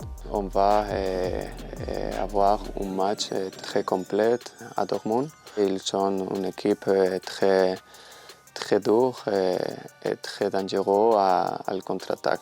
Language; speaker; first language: French; non-native, learner; Spanish